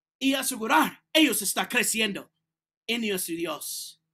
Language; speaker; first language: Spanish; non-native, learner; English